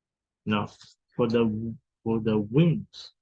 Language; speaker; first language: English; non-native, fluent; Chinese